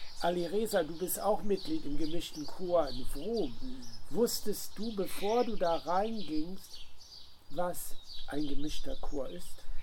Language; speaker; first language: German; native; German